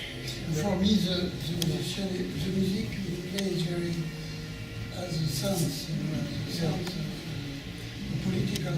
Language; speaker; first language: English; non-native, learner; French